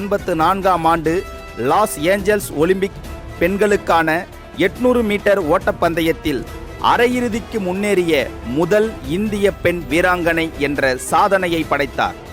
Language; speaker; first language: Tamil; native; Tamil